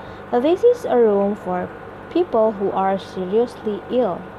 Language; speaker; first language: English; non-native, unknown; Indonesian